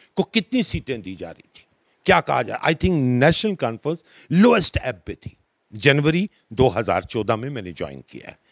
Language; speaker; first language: Hindi; non-native, local second language; Dogri